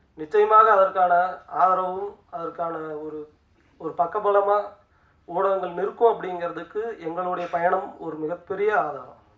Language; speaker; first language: Tamil; native; Tamil